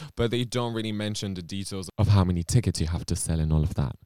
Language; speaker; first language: English; non-native, fluent; Romanian